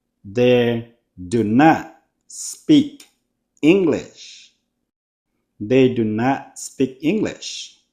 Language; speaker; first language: English; non-native, fluent; Hmong